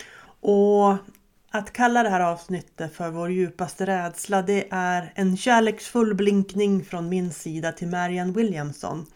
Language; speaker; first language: Swedish; native; Swedish